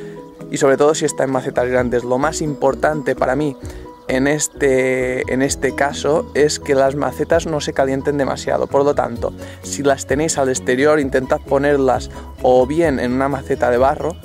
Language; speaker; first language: Spanish; native; Spanish